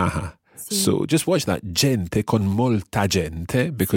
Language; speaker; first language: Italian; non-native, fluent; English